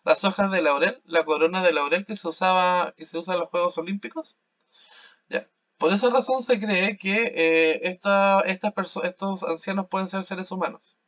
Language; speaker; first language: Spanish; native; Spanish